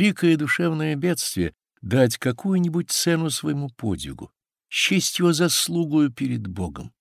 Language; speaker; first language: Russian; native; Russian